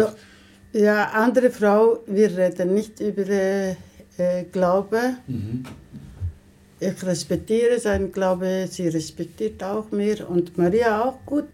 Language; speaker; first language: German; non-native, learner; Somali